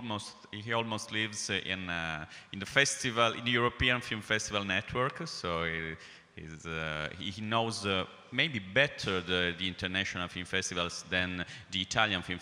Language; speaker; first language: English; non-native, fluent; Italian